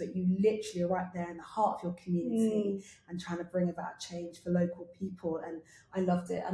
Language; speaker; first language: English; native; English